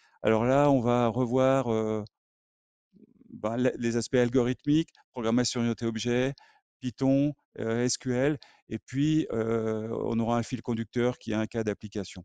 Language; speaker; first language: French; native; French